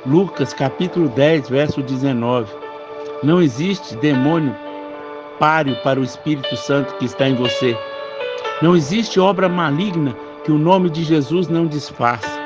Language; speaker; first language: Portuguese; native; Portuguese